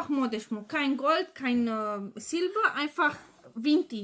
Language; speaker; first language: German; non-native, local second language; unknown